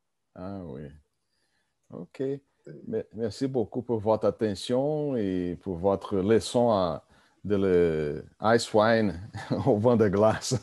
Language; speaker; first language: French; non-native, learner; Portuguese